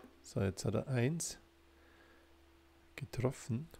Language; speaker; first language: German; native; German